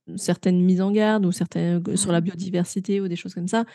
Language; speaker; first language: French; native; French